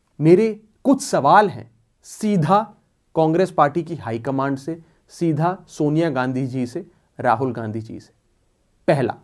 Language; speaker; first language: Hindi; non-native, local second language; Punjabi